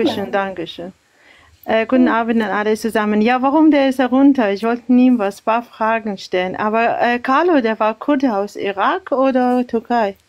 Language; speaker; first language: German; non-native, learner; Arabic